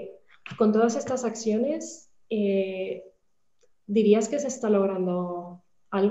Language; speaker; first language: Spanish; native; Spanish